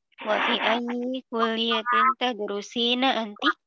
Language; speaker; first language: Arabic; non-native, learner; Indonesian